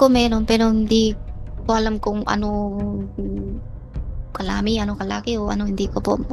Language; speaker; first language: Filipino; non-native, learner; Chinese